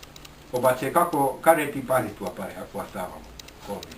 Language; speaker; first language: Bulgarian; non-native, learner; Finnish